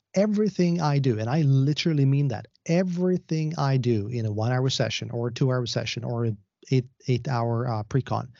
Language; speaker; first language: English; non-native, fluent; Swedish